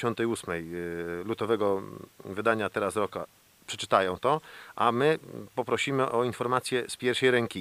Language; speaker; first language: Polish; native; Polish